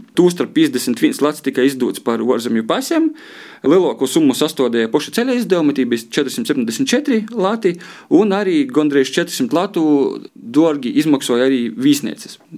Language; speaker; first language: Latvian; native; Latvian